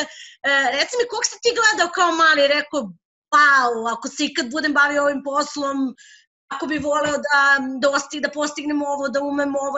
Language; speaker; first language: Serbian; native; Serbian